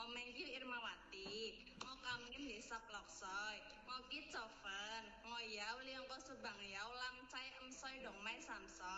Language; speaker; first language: Cantonese; non-native, learner; Indonesian